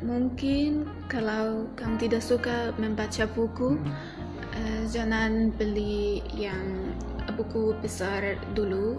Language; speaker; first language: Indonesian; non-native, learner; Arabic